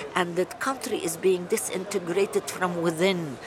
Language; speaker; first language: English; non-native, fluent; Arabic